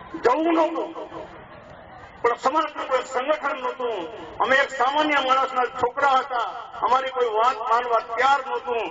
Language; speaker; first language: Gujarati; native; Gujarati